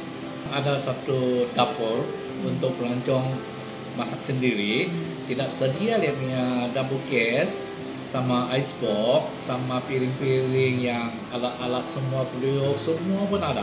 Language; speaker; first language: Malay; non-native, local second language; Hakka Chinese